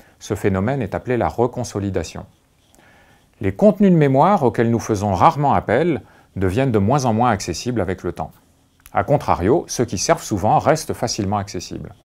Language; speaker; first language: French; native; French